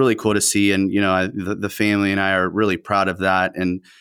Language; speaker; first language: English; early bilingual, other home language; Spanish